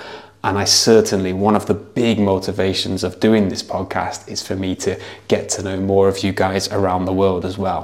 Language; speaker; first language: English; native; English